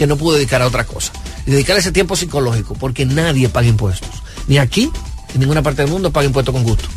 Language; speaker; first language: Spanish; native; Spanish